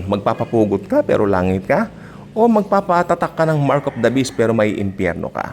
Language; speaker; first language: Filipino; native; Filipino